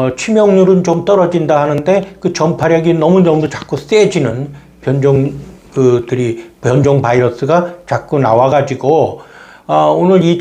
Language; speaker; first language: Korean; native; Korean